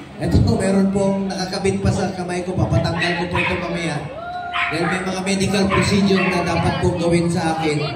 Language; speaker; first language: Filipino; non-native, local second language; Cebuano